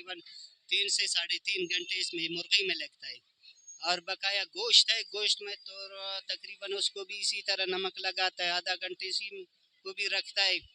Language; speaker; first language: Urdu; non-native, local second language; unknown